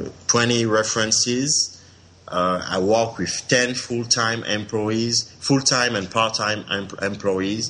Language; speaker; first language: English; non-native, local second language; French